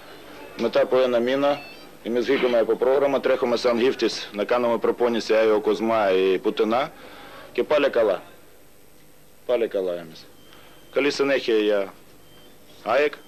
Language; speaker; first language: Greek; non-native, learner; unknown